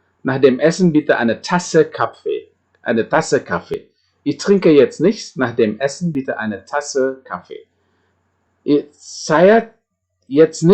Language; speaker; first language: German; non-native, fluent; Indonesian